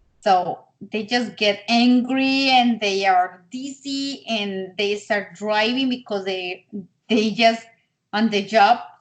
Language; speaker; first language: English; non-native, learner; Spanish